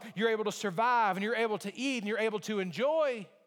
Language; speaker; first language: English; native; English